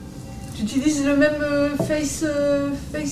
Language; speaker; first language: French; native; French